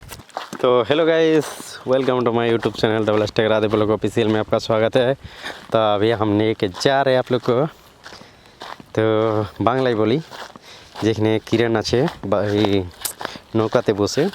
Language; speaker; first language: Hindi; non-native, local second language; Bangla